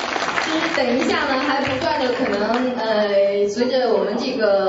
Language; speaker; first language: Chinese; native; Chinese